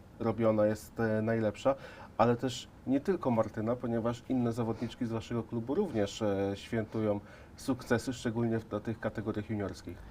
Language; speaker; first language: Polish; native; Polish